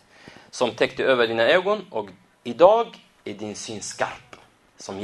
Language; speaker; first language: Swedish; non-native, fluent; Arabic